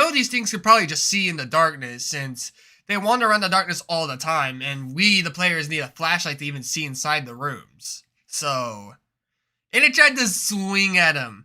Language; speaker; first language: English; native; English